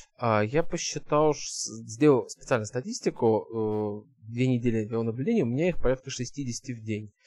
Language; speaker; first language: Russian; early bilingual, heritage; Russian